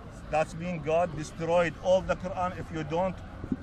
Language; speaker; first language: English; non-native, learner; Arabic